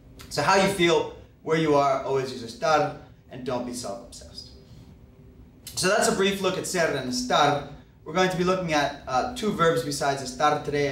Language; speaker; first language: English; native; English